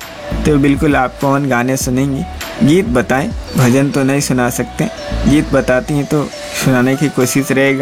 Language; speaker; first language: Hindi; native; Hindi